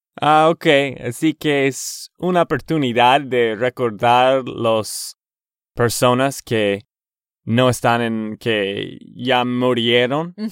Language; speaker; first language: Spanish; non-native, learner; English